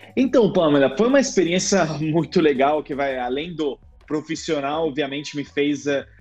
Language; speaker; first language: Portuguese; non-native, fluent; Italian